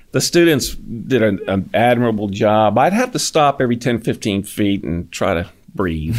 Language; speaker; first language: English; native; English